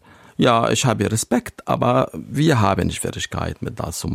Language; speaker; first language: German; non-native, learner; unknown